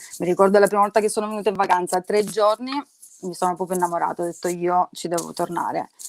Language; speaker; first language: Italian; native; Italian